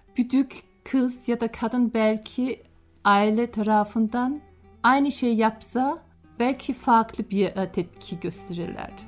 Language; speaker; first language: Turkish; non-native, fluent; German